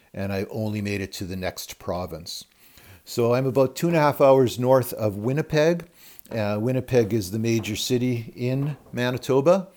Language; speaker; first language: English; native; English